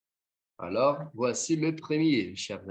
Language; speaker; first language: French; non-native, fluent; Portuguese